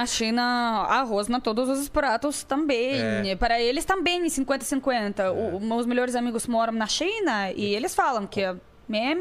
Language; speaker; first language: Portuguese; non-native, learner; Russian